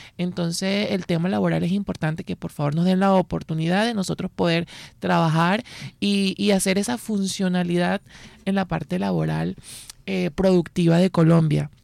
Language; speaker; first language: Spanish; native; Spanish